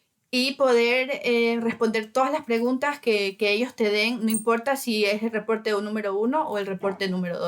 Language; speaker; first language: Spanish; early bilingual, heritage; Spanish